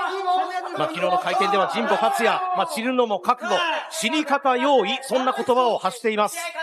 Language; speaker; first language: Japanese; native; Japanese